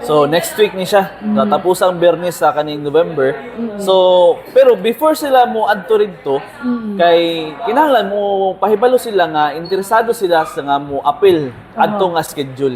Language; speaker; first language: Cebuano; native; Cebuano